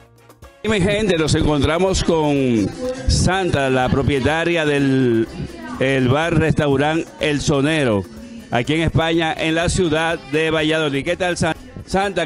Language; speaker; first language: Spanish; native; Spanish